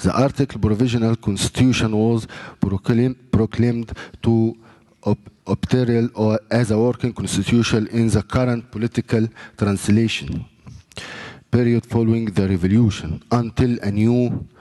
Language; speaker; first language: English; non-native, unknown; Arabic